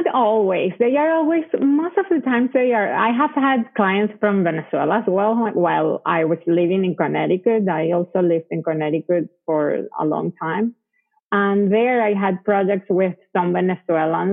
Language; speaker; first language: English; non-native, fluent; Spanish